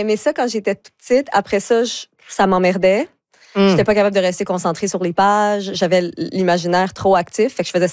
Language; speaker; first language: French; native; French